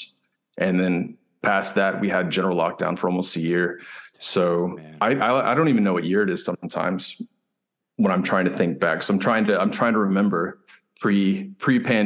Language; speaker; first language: English; native; English